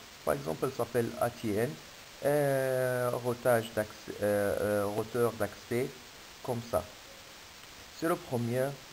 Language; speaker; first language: French; non-native, fluent; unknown